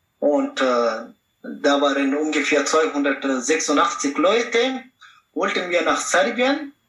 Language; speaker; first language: German; non-native, learner; Pashto